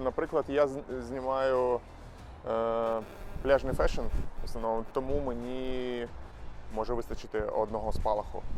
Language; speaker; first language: Ukrainian; non-native, local second language; Russian